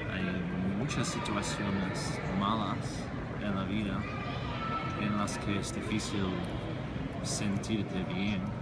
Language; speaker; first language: Spanish; non-native, fluent; English